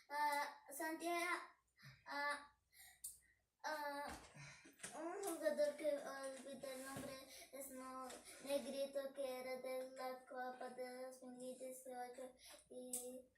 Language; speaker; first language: Spanish; non-native, learner; Portuguese